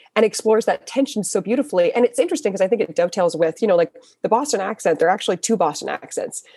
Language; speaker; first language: English; native; English